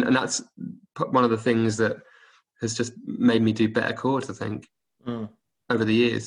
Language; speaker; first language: English; native; English